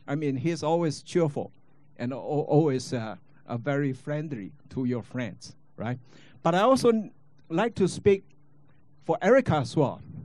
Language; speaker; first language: English; non-native, fluent; Chinese